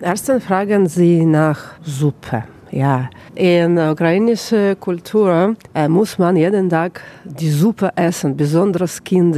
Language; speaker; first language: German; non-native, learner; Russian